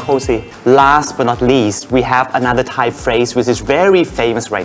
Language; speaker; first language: English; non-native, fluent; Thai